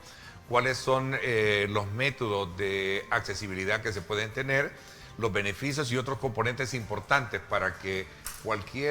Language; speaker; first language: Spanish; native; Spanish